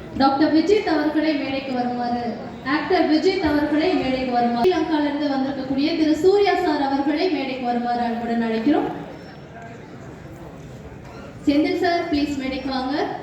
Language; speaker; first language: Tamil; native; Tamil